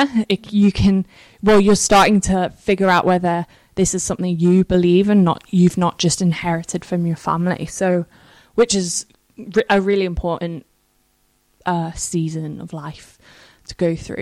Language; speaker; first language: English; native; English